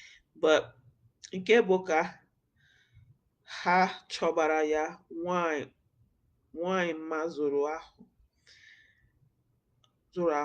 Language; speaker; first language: Igbo; non-native, learner; English